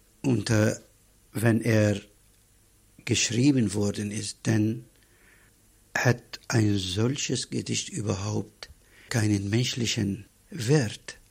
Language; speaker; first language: German; non-native, fluent; Arabic